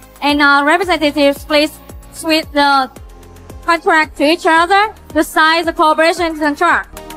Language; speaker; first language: English; non-native, fluent; Vietnamese